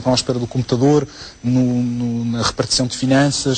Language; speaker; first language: Portuguese; native; Portuguese